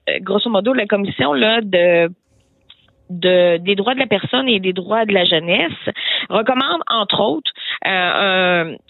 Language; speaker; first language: French; native; French